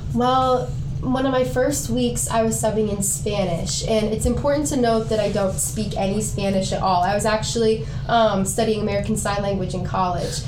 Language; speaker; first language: English; native; English